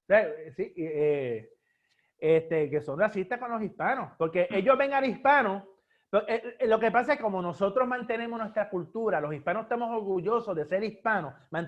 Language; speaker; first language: Spanish; native; Spanish